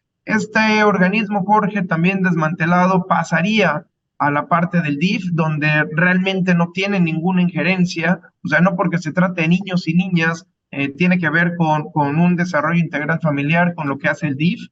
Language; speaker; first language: Spanish; native; Spanish